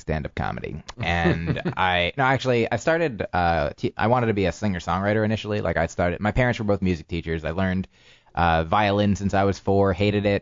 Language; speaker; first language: English; native; English